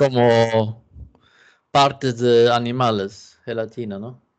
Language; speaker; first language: Spanish; non-native, fluent; Swedish